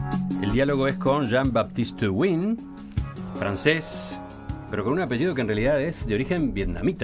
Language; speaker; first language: Spanish; native; Spanish